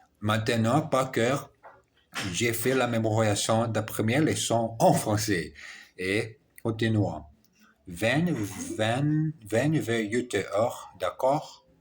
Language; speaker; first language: French; non-native, learner; Portuguese